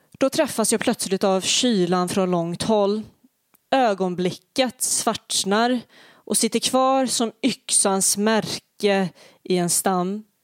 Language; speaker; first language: Swedish; early bilingual, other home language; Bosnian